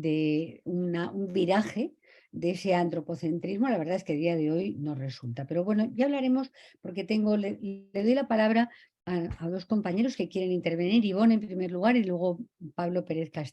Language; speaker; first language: Spanish; native; Spanish